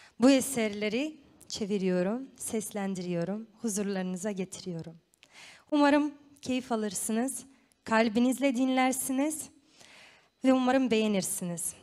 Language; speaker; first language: Turkish; non-native, fluent; Romanian